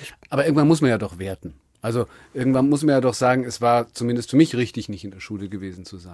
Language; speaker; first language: German; native; German